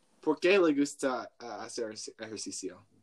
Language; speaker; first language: Spanish; non-native, learner; English